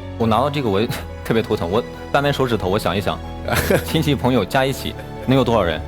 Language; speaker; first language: Chinese; native; Chinese